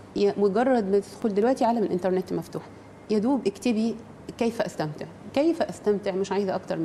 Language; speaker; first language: Arabic; native; Arabic